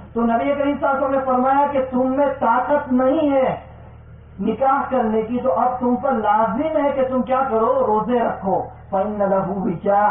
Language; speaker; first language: Urdu; non-native, local second language; Gujarati